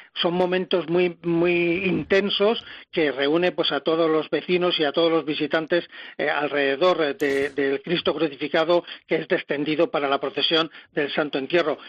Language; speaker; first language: Spanish; native; Spanish